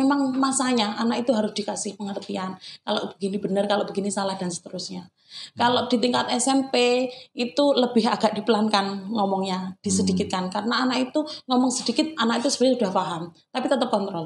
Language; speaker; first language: Indonesian; non-native, local second language; Javanese